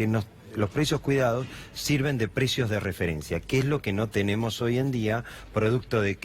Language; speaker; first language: Spanish; native; Spanish